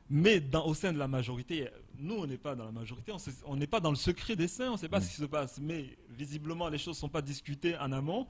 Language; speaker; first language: French; non-native, local second language; Comorian